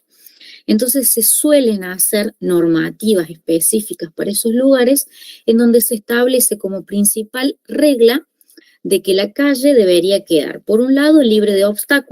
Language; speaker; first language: Spanish; native; Spanish